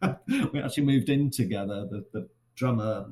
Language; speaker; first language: English; native; English